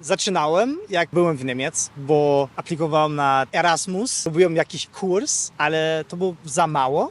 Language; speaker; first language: Polish; non-native, learner; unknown